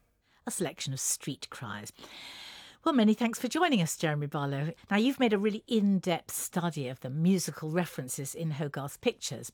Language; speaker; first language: English; native; English